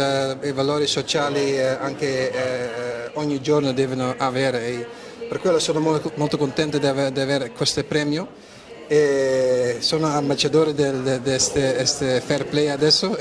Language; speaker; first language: Italian; non-native, learner; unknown